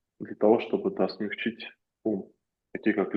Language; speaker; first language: Russian; native; Russian